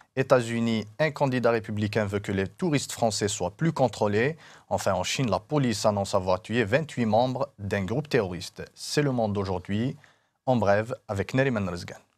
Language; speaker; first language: French; non-native, local second language; Arabic